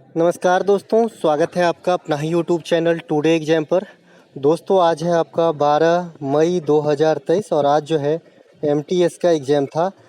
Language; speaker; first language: Hindi; native; Hindi